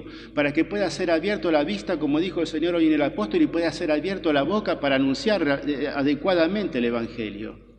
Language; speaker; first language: Spanish; native; Spanish